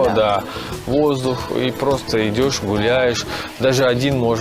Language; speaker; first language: Russian; non-native, fluent; Tamil